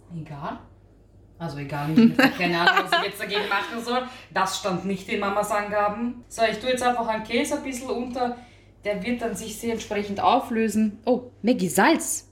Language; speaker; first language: German; early bilingual, other home language; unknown